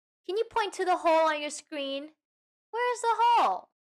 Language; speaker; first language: English; native; English